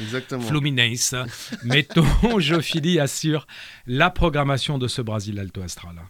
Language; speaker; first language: French; native; French